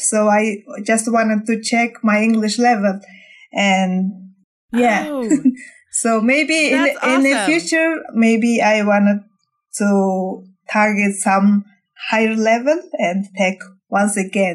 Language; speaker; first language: English; non-native, fluent; Mongolian